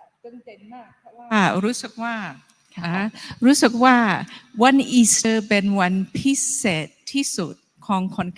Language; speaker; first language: Thai; non-native, fluent; English